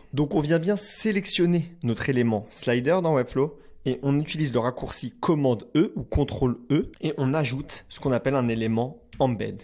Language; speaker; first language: French; native; French